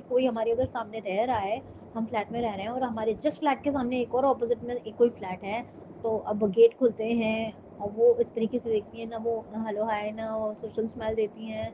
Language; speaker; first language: Hindi; native; Hindi